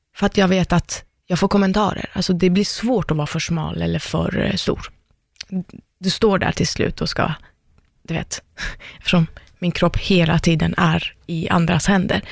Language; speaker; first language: Swedish; early bilingual, other home language; Persian